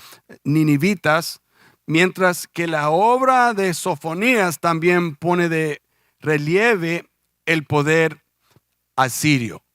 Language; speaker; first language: Spanish; early bilingual, heritage; Spanish